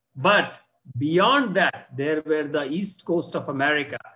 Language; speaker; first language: English; non-native, local second language; Hindi